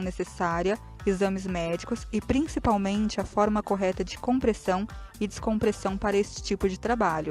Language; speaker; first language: Portuguese; native; Portuguese